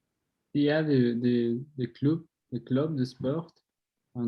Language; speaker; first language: French; non-native, learner; Spanish